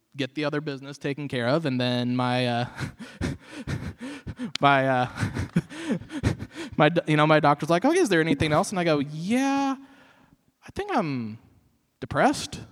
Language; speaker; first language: English; native; English